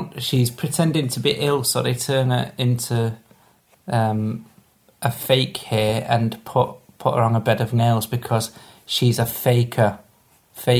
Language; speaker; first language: English; native; English